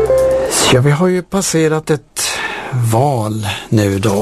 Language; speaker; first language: Swedish; native; Swedish